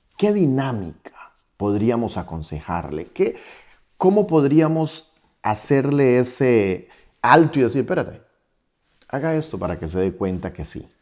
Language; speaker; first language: Spanish; native; Spanish